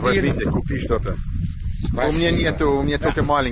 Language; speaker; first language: Russian; non-native, learner; English